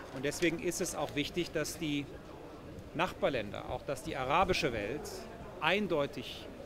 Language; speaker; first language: German; native; German